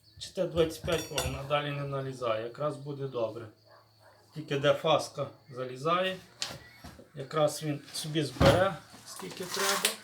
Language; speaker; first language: Ukrainian; native; Ukrainian